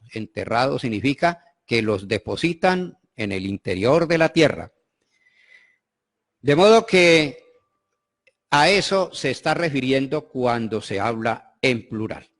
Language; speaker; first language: Spanish; native; Spanish